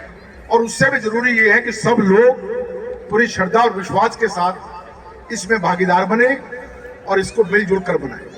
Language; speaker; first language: Hindi; native; Hindi